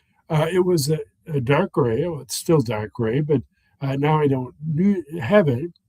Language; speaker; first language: English; native; English